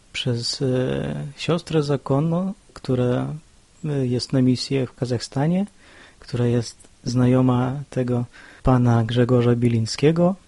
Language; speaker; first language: Polish; early bilingual, other home language; Russian